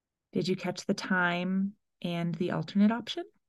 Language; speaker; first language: English; early bilingual, other home language; Spanish